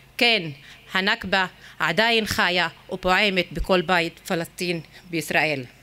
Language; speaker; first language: Hebrew; non-native, local second language; Arabic